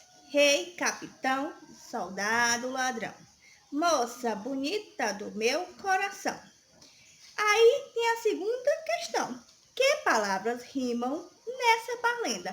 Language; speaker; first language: Portuguese; native; Portuguese